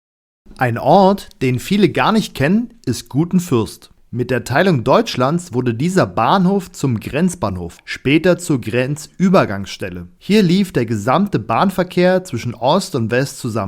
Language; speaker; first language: German; native; German